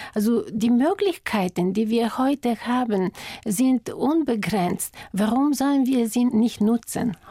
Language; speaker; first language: German; non-native, fluent; Bulgarian